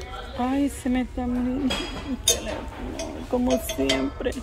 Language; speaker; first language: Spanish; early bilingual, heritage; Spanish